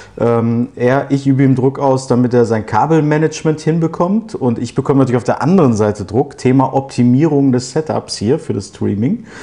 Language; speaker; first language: German; early bilingual, other home language; Turkish